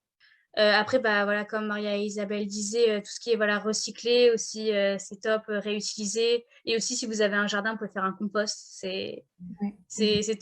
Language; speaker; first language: French; native; French